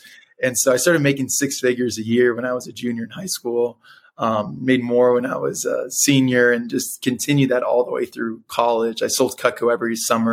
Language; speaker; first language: English; early bilingual, other home language; Spanish